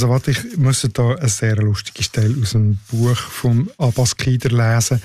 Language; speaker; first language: German; native; German